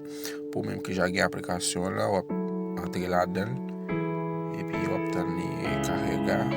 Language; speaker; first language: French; non-native, local second language; Haitian Creole